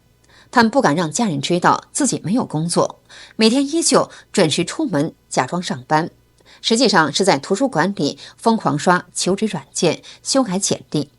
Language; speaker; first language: Chinese; native; Chinese